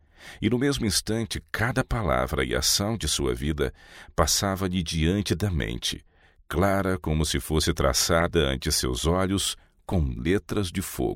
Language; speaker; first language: Portuguese; native; Portuguese